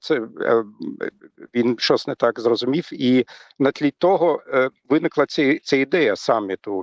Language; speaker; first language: Ukrainian; non-native, fluent; German